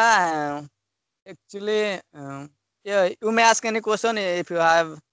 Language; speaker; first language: English; non-native, learner; Hindi